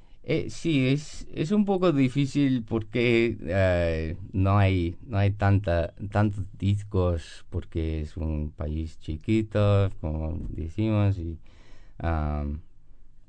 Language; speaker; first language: Spanish; non-native, learner; English